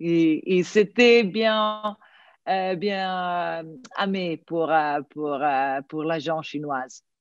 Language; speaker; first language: French; non-native, fluent; Italian